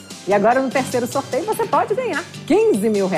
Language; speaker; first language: Portuguese; native; Portuguese